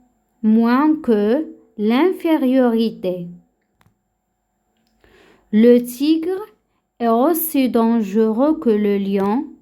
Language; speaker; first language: French; non-native, local second language; Arabic